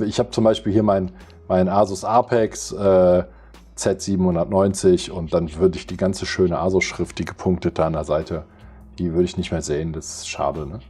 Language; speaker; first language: German; native; German